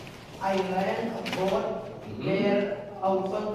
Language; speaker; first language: English; non-native, learner; Indonesian